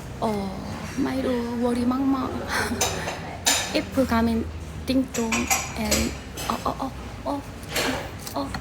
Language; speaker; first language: English; non-native, learner; Korean